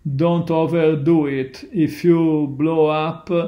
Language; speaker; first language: English; non-native, learner; Italian